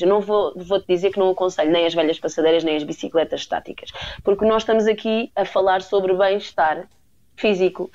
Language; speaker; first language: Portuguese; native; Portuguese